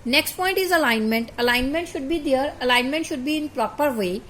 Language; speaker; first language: English; non-native, local second language; Punjabi